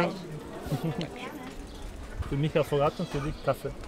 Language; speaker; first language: German; non-native, learner; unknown